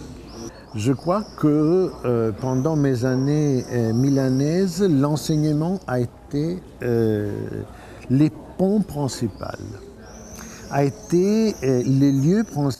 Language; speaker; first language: French; non-native, fluent; Italian